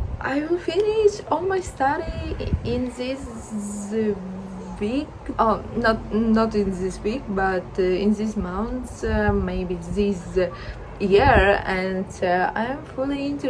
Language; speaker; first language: English; non-native, learner; Ukrainian